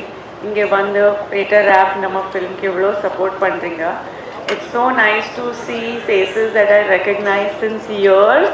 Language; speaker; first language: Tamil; non-native, local second language; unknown